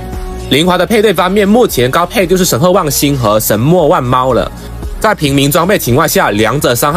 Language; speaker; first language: Chinese; native; Chinese